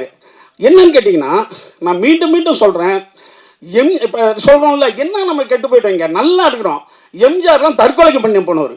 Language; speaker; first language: Tamil; native; Tamil